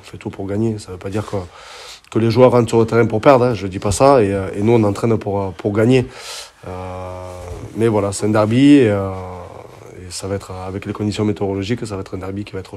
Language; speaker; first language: French; native; French